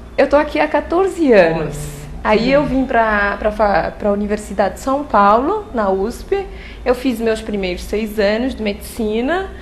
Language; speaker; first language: Portuguese; non-native, local second language; Kabuverdianu